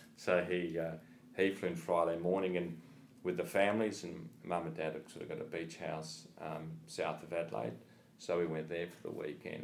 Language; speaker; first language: English; native; English